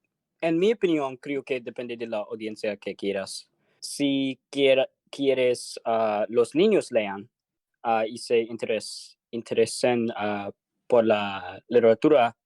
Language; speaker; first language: Spanish; non-native, learner; English